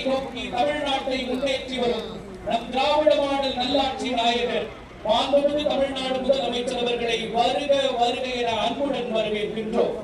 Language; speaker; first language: Tamil; native; Tamil